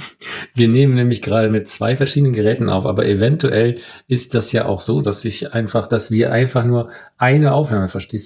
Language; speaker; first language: German; native; German